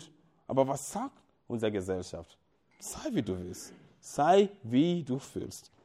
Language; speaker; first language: German; non-native, fluent; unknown